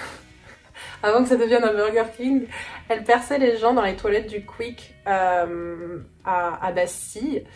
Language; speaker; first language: French; native; French